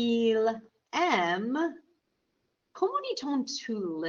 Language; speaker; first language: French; non-native, fluent; English